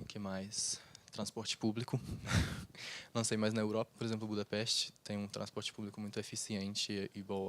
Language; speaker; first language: Portuguese; non-native, fluent; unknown